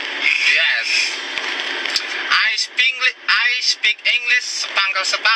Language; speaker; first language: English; non-native, learner; Indonesian